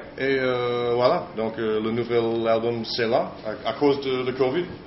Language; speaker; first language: French; non-native, learner; English